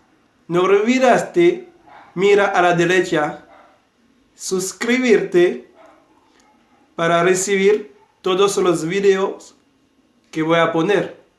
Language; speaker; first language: Spanish; non-native, fluent; Haitian Creole